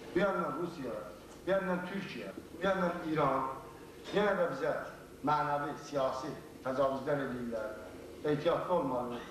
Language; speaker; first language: Azerbaijani; non-native, local second language; Talysh